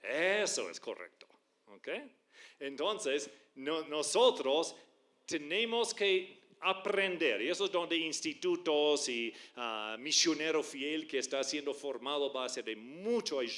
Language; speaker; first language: Spanish; non-native, fluent; English